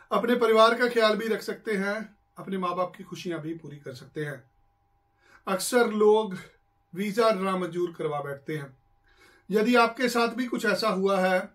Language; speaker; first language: Hindi; non-native, local second language; Punjabi